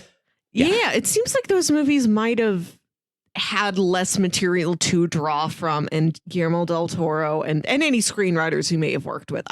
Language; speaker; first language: English; native; English